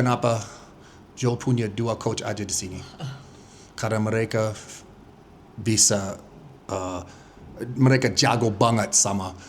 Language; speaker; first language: Indonesian; non-native, fluent; English